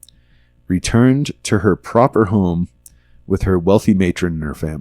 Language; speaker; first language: English; native; English